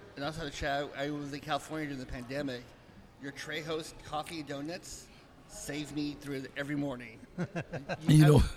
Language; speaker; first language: English; native; English